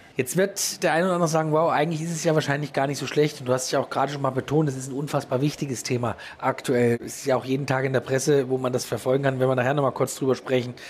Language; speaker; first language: German; native; German